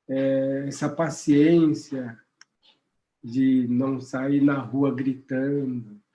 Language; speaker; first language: Portuguese; non-native, local second language; Guarani